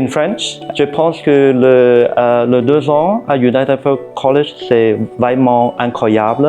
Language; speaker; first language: French; non-native, learner; Cantonese